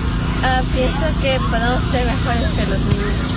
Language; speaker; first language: Spanish; early bilingual, other home language; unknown